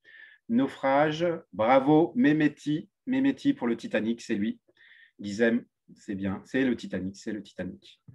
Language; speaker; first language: French; native; French